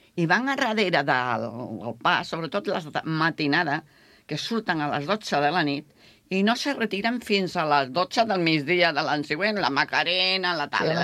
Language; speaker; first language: Catalan; non-native, local second language; Spanish